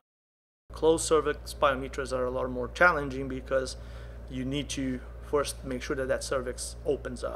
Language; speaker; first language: English; non-native, fluent; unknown